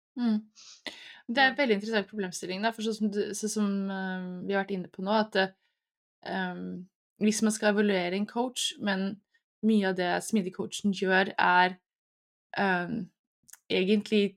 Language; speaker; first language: Norwegian; native; Norwegian